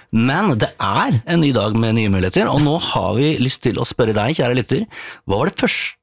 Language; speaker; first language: Norwegian; native; Norwegian